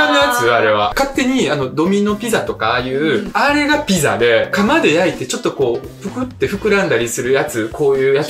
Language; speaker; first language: Japanese; early bilingual, other home language; Russian